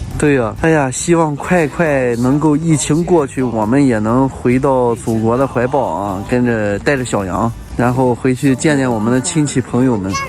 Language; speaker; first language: Chinese; native; Chinese